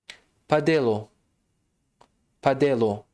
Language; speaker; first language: Russian; non-native, fluent; Tajik